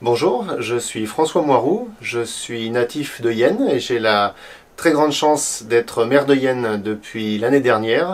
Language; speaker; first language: French; native; French